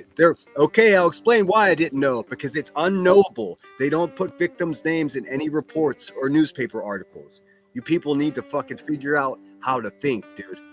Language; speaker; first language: English; native; English